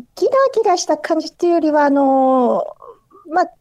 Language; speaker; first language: Japanese; native; Japanese